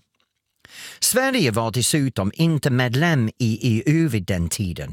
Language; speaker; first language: Swedish; non-native, fluent; English